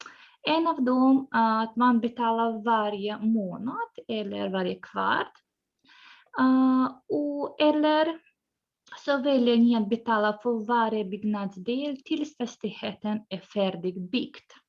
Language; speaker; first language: Swedish; non-native, fluent; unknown